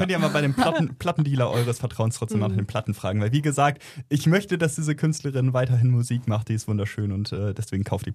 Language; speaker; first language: German; native; German